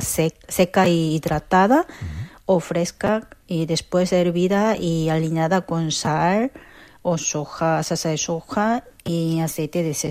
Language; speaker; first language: Spanish; non-native, fluent; Korean